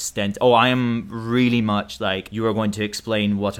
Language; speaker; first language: English; native; English